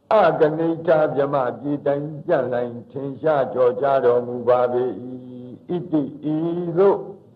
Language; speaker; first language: Burmese; native; Burmese